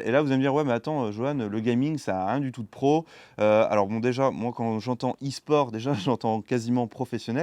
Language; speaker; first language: French; native; French